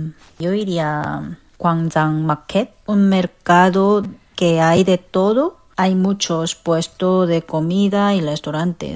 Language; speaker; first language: Spanish; non-native, fluent; Korean